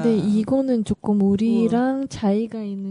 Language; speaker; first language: Korean; non-native, learner; Russian